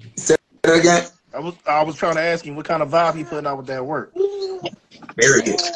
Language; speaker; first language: English; native; English